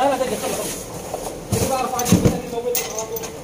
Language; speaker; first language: Arabic; native; Arabic